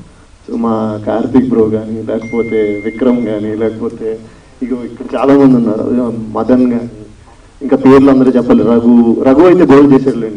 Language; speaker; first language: Telugu; native; Telugu